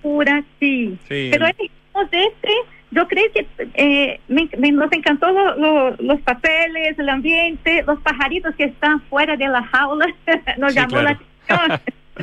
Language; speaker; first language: Spanish; non-native, fluent; Portuguese